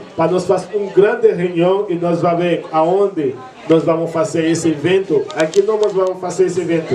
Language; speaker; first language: Portuguese; non-native, learner; Haitian Creole